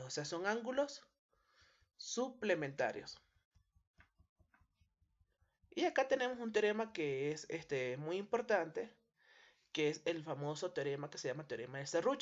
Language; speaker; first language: Spanish; native; Spanish